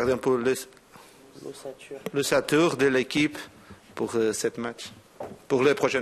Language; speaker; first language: French; non-native, fluent; Portuguese